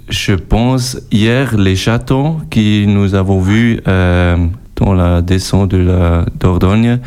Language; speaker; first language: French; non-native, local second language; German